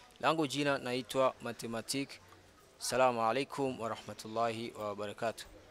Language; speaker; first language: Swahili; native; Swahili